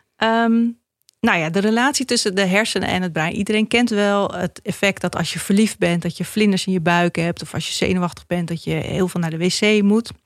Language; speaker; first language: Dutch; native; Dutch